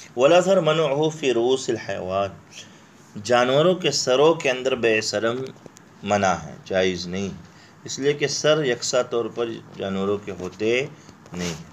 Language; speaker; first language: Urdu; non-native, local second language; Konkani